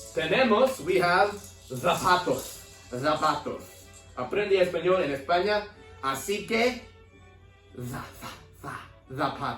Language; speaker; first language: Spanish; non-native, fluent; English